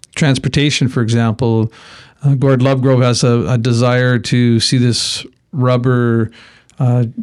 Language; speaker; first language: English; native; English